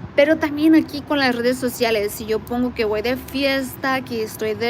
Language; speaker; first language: Spanish; early bilingual, heritage; Spanish